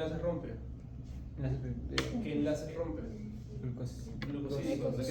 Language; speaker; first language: Spanish; native; Spanish